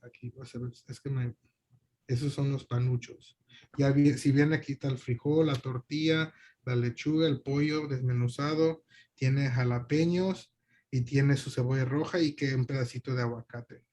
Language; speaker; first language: Spanish; early bilingual, other home language; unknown